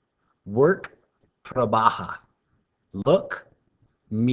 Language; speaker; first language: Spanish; non-native, fluent; English